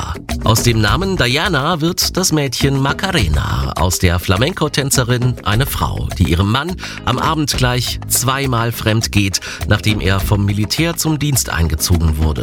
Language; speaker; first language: German; native; German